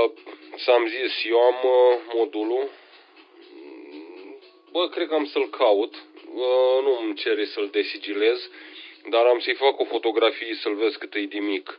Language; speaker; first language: Romanian; native; Romanian